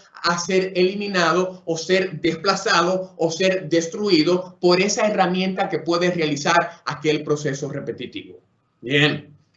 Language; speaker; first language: Spanish; native; Spanish